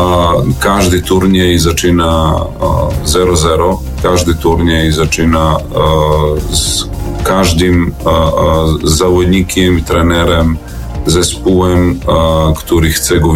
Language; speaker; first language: Polish; non-native, learner; Serbian